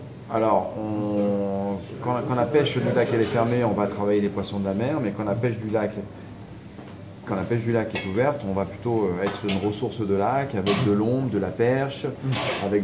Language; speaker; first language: French; native; French